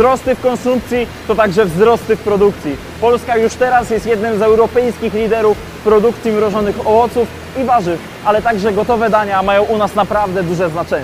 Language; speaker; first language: Polish; native; Polish